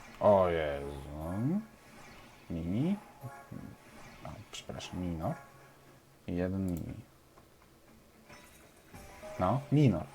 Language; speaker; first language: Polish; non-native, fluent; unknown